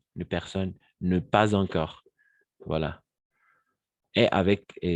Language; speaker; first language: French; non-native, fluent; Spanish